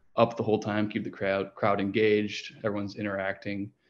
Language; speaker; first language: English; native; English